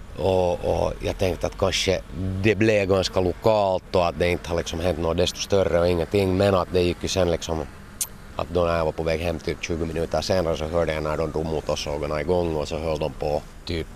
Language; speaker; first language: Swedish; native; Swedish